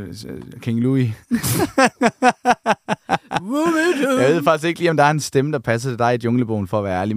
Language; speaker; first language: Danish; native; Danish